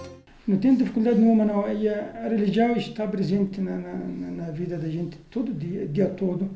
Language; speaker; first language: Portuguese; non-native, fluent; Arabic